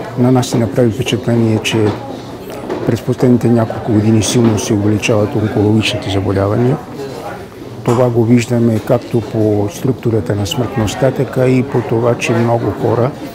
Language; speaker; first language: Bulgarian; native; Bulgarian